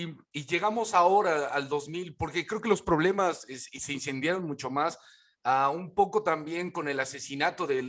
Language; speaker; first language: Spanish; native; Spanish